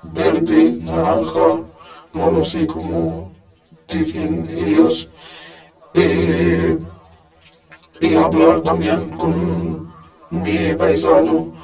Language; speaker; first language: Spanish; non-native, learner; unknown